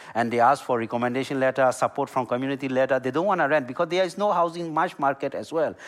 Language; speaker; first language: English; non-native, learner; Burmese